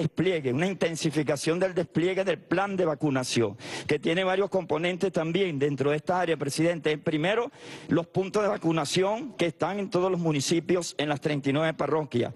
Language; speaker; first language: Spanish; native; Spanish